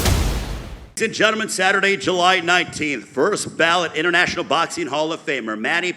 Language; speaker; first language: English; native; English